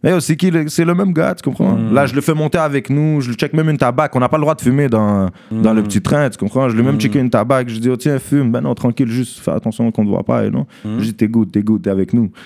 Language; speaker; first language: French; early bilingual, other home language; Russian